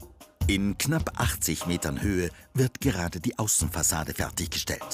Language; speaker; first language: German; native; German